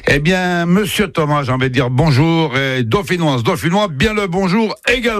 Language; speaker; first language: French; native; French